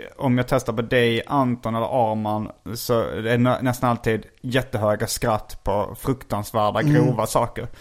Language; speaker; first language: Swedish; native; Swedish